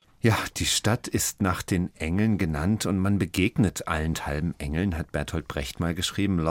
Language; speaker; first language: German; native; German